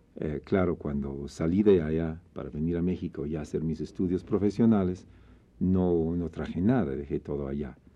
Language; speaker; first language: Spanish; non-native, fluent; English